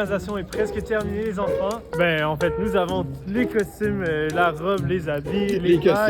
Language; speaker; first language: French; native; French